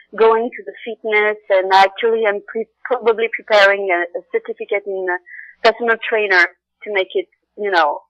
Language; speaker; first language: English; non-native, fluent; Arabic